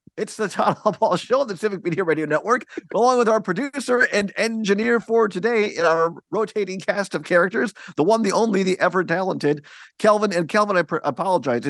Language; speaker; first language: English; native; English